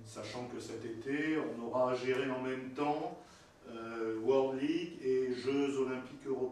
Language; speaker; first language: French; native; French